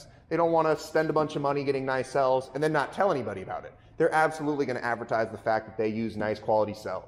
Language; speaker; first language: English; native; English